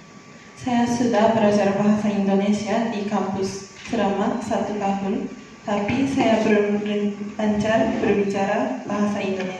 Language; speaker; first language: Indonesian; non-native, learner; Japanese